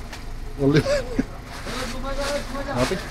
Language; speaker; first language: English; non-native, local second language; Filipino